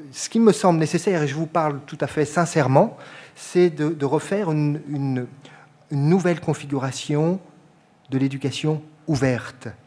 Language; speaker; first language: French; native; French